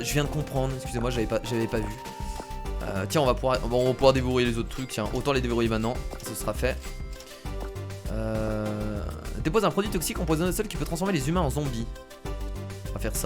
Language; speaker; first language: French; native; French